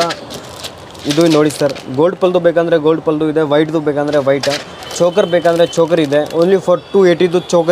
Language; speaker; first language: Kannada; non-native, local second language; Hindi